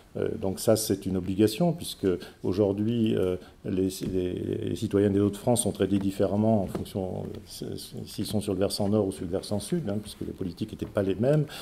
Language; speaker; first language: French; native; French